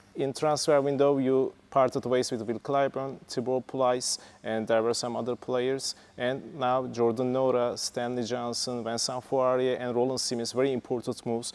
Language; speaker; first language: English; non-native, fluent; Turkish